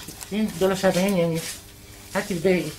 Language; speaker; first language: Arabic; native; Arabic